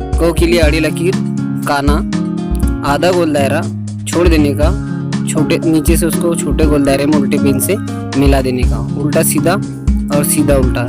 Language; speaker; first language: Hindi; native; Hindi